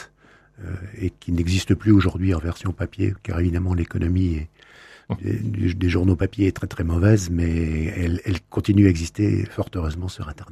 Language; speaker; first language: French; native; French